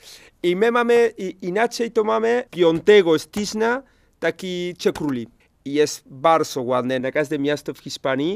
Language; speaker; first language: Polish; non-native, learner; Spanish